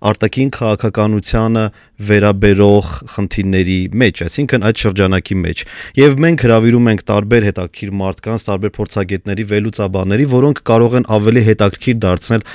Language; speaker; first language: Armenian; native; Armenian